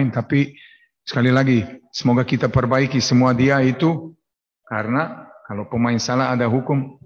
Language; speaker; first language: Indonesian; non-native, fluent; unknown